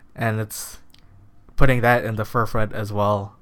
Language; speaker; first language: English; early bilingual, other home language; Filipino